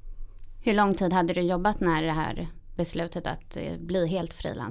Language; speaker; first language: Swedish; native; Swedish